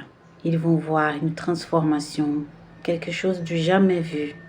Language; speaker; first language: French; non-native, fluent; Portuguese